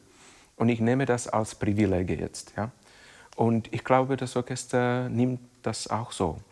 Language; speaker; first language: German; non-native, fluent; Czech